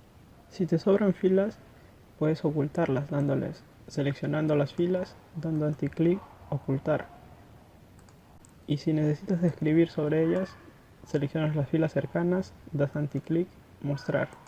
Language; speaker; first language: Spanish; native; Spanish